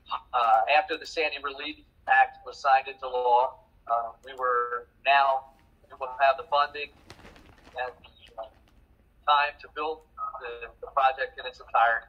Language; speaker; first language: English; native; English